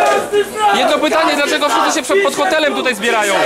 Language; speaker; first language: Polish; native; Polish